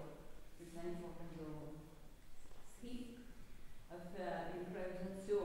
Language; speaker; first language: German; non-native, learner; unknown